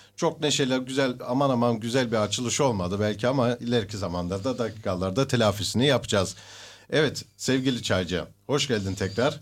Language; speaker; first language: Turkish; early bilingual, heritage; Turkish